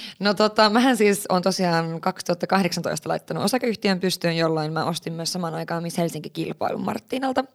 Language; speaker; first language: Finnish; early bilingual, heritage; Finnish